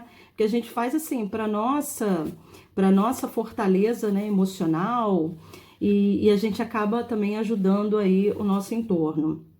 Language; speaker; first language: Portuguese; native; Portuguese